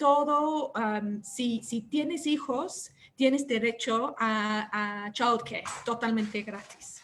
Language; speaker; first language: Spanish; non-native, fluent; English